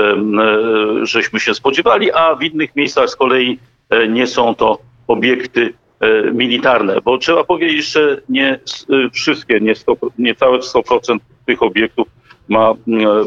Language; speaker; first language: Polish; native; Polish